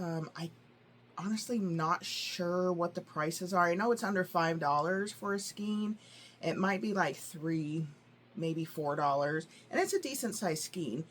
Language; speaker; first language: English; native; English